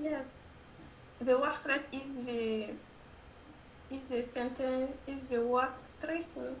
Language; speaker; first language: English; non-native, learner; French